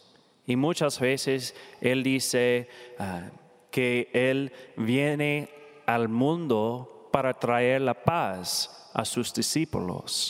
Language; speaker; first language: Spanish; non-native, learner; English